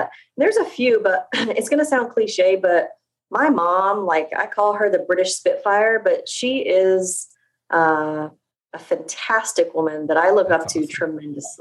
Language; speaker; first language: English; native; English